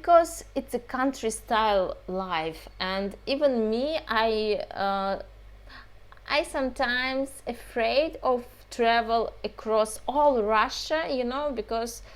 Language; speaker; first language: English; non-native, fluent; Russian